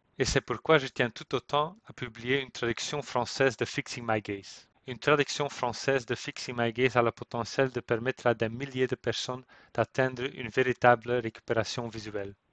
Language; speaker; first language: French; non-native, fluent; Dutch